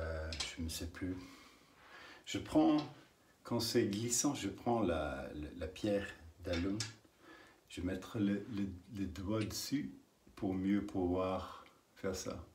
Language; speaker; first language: French; non-native, learner; English